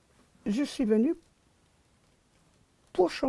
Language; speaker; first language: French; non-native, fluent; English